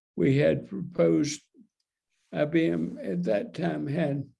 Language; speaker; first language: English; native; English